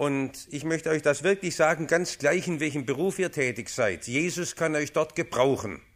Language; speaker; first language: German; native; German